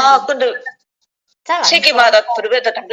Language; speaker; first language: Korean; non-native, learner; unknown